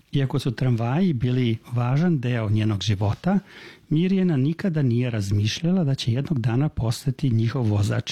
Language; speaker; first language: Serbian; native; Serbian